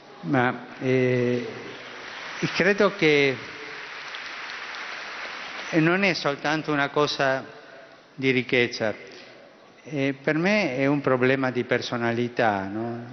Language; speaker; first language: Italian; non-native, fluent; Spanish